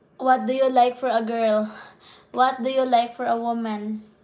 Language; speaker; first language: English; non-native, local second language; Cebuano